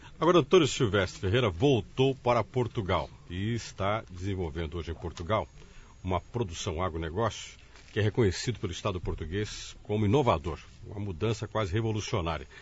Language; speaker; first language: Portuguese; native; Portuguese